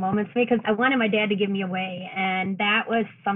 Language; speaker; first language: English; native; English